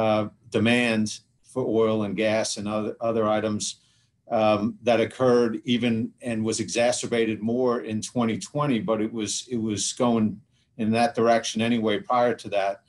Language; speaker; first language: English; native; English